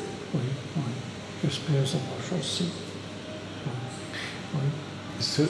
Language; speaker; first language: French; non-native, local second language; German